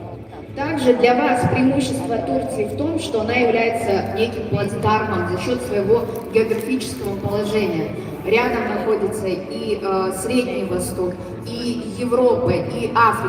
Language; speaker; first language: Russian; native; Russian